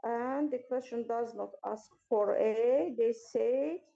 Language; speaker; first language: English; non-native, fluent; Azerbaijani